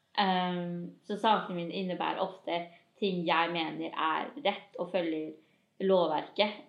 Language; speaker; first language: Norwegian; early bilingual, other home language; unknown